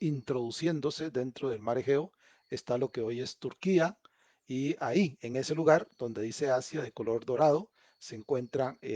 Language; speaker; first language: Spanish; native; Spanish